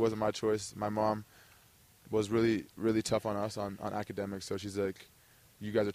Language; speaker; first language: English; early bilingual, other home language; German